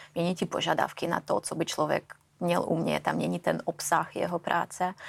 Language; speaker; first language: Czech; non-native, fluent; Russian